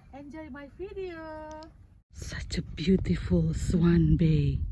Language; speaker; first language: English; non-native, learner; Indonesian